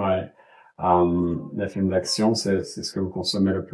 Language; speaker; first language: French; native; French